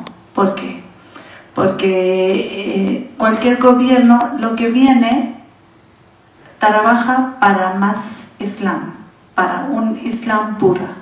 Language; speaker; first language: Spanish; non-native, learner; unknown